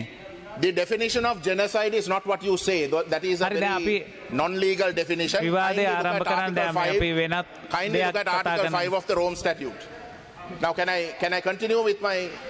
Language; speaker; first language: English; non-native, local second language; Tamil